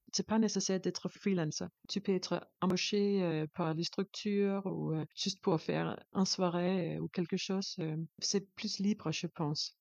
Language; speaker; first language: French; non-native, learner; Danish